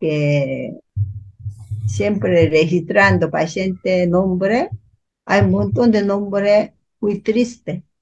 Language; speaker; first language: Spanish; non-native, learner; Korean